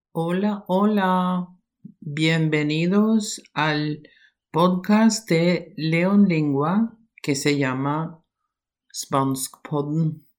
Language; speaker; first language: Spanish; non-native, fluent; Norwegian